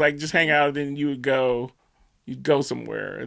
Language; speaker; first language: English; native; English